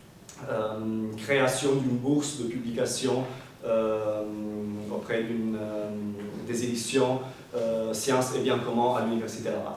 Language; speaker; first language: French; non-native, fluent; Italian